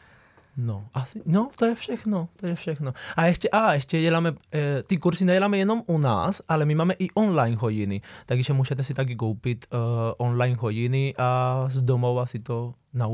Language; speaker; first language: Czech; non-native, fluent; Spanish